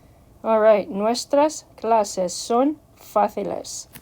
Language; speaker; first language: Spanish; non-native, fluent; English